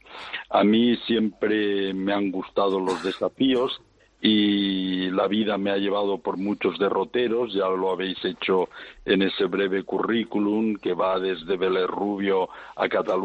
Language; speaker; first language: Spanish; native; Spanish